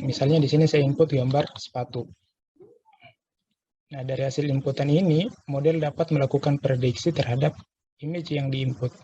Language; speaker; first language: Indonesian; native; Indonesian